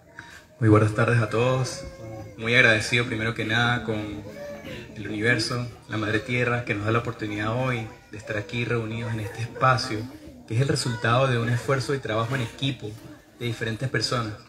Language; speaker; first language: Spanish; native; Spanish